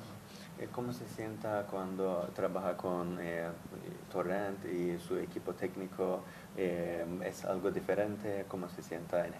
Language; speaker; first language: Spanish; non-native, fluent; Turkish